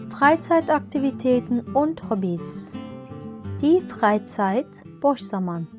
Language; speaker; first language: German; non-native, fluent; Turkish